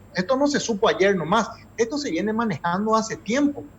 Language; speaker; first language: Spanish; native; Spanish